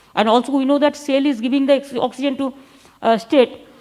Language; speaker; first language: English; non-native, local second language; Bangla